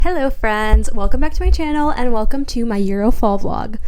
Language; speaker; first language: English; native; English